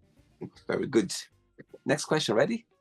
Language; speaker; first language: English; non-native, fluent; Portuguese